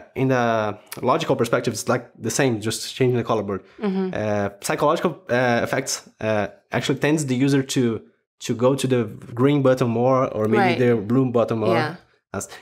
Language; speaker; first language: English; non-native, fluent; Portuguese